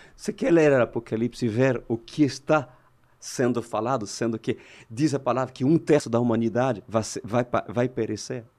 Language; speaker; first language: Portuguese; native; Portuguese